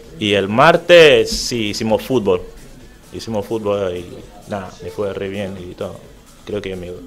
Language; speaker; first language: Spanish; non-native, fluent; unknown